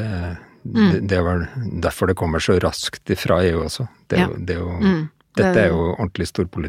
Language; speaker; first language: Norwegian; native; Norwegian